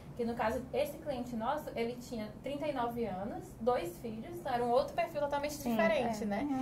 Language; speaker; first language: Portuguese; native; Portuguese